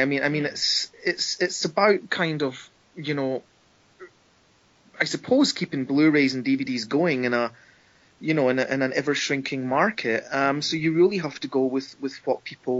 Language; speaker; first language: English; native; English